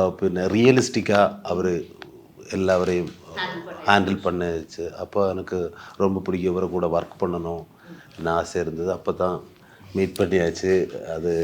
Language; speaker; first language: Tamil; non-native, learner; Malayalam